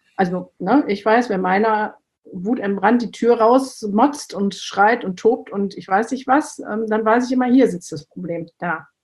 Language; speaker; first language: German; early bilingual, other home language; Turkish